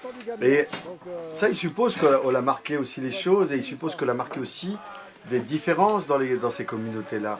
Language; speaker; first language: French; native; French